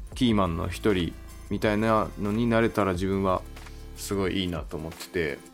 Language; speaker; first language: Japanese; native; Japanese